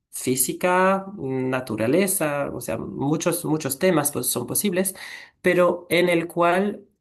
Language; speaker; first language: Spanish; non-native, fluent; French